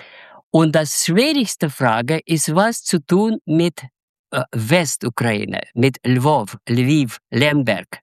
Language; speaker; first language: German; non-native, fluent; Russian